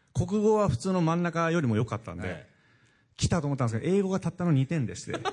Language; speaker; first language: Japanese; native; Japanese